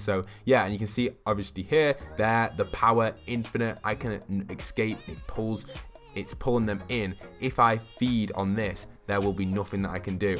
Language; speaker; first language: English; native; English